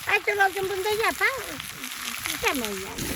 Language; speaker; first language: Turkish; native; Turkish